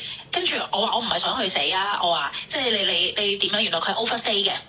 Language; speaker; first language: Cantonese; native; Cantonese